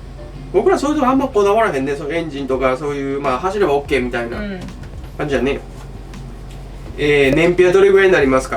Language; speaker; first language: Japanese; native; Japanese